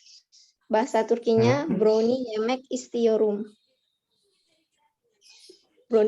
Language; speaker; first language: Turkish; non-native, learner; Indonesian